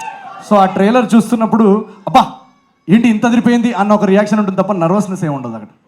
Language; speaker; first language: Telugu; native; Telugu